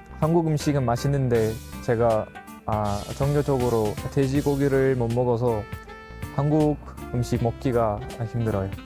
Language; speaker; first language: Korean; non-native, fluent; Uzbek